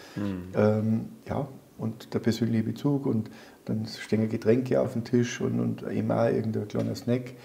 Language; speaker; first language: German; native; German